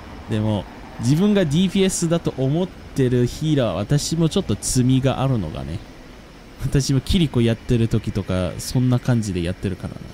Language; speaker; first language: Japanese; early bilingual, heritage; Japanese